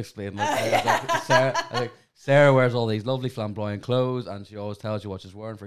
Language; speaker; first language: English; native; English